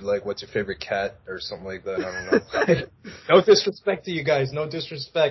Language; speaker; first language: English; native; English